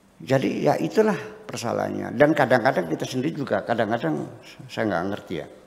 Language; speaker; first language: Indonesian; non-native, local second language; Javanese